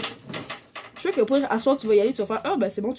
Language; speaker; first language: French; native; French